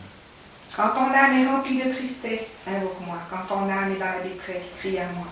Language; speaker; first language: French; native; French